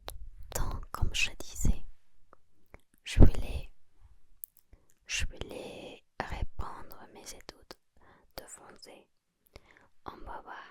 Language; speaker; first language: French; non-native, learner; Spanish